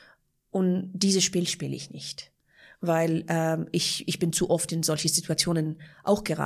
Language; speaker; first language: German; non-native, fluent; Persian